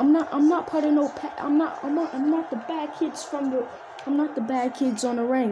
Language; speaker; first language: English; native; English